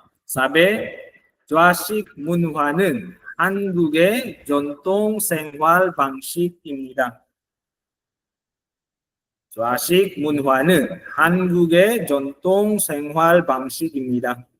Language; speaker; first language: Korean; non-native, learner; Filipino